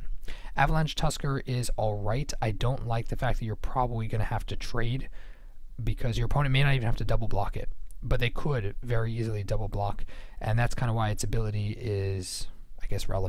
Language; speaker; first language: English; native; English